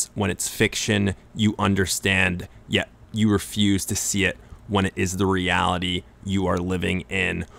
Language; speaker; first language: English; native; English